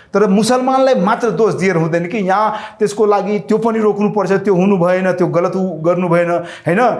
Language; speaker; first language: Nepali; non-native, local second language; Rana Tharu